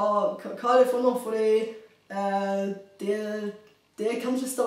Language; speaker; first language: Norwegian; non-native, fluent; Bulgarian